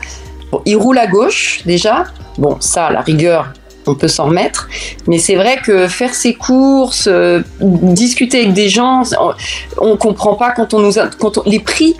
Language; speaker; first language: French; native; French